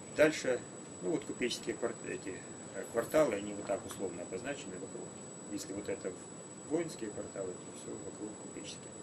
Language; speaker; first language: Russian; native; Russian